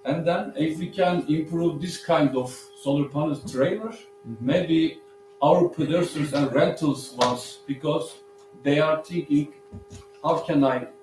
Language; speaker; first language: English; non-native, learner; Turkish